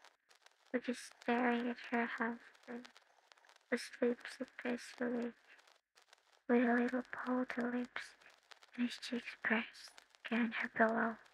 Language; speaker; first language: English; non-native, learner; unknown